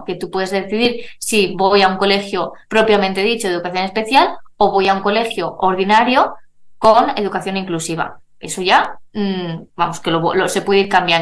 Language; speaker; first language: Spanish; native; Spanish